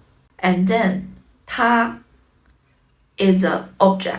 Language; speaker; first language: English; non-native, fluent; Chinese